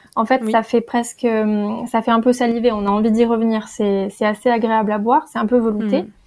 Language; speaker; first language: French; native; French